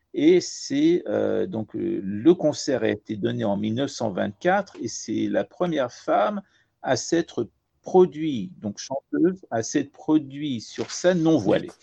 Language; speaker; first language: French; early bilingual, other home language; Persian